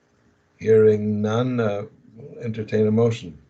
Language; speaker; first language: English; native; English